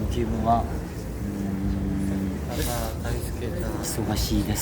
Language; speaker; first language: Japanese; non-native, learner; Korean